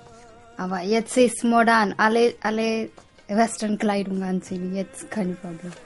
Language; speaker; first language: German; non-native, learner; Punjabi